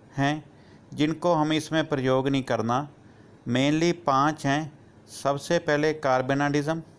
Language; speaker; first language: Hindi; non-native, local second language; Punjabi